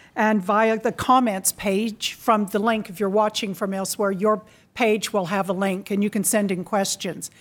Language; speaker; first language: English; native; English